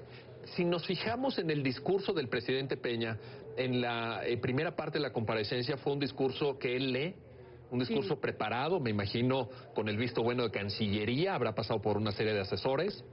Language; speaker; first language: Spanish; native; Spanish